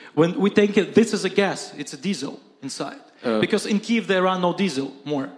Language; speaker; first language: English; non-native, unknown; Ukrainian